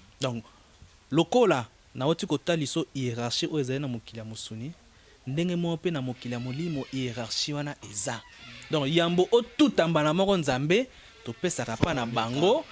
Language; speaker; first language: Lingala; non-native, local second language; Kongo